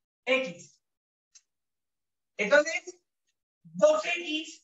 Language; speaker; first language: Spanish; native; Spanish